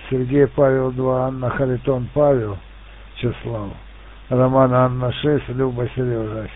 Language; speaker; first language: Russian; native; Russian